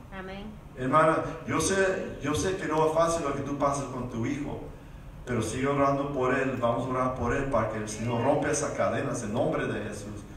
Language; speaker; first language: Spanish; early bilingual, heritage; Spanish